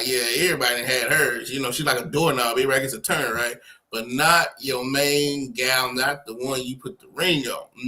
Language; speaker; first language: English; native; English